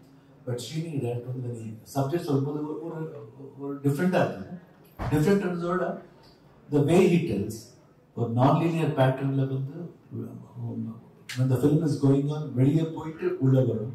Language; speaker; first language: Tamil; non-native, learner; Kannada